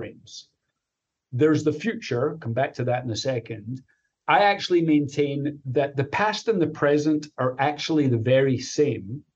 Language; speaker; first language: English; native; English